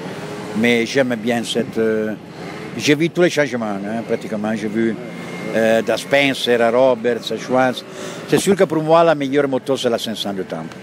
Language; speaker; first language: French; non-native, fluent; Italian